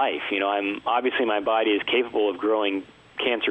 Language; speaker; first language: English; native; English